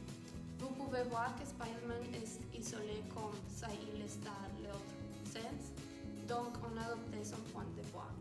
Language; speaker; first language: French; non-native, learner; Spanish